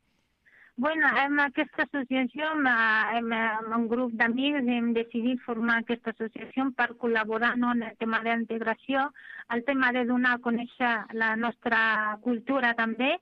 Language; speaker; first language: Catalan; non-native, fluent; Arabic